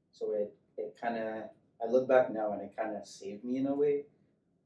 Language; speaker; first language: English; non-native, local second language; Yoruba